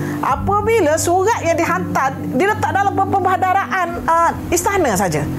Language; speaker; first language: Malay; native; Malay